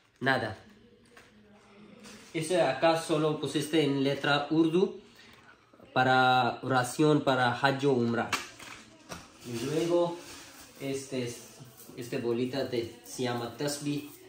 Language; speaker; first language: Spanish; non-native, learner; Urdu